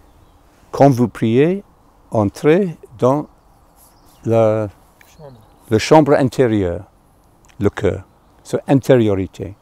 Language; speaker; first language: French; non-native, fluent; English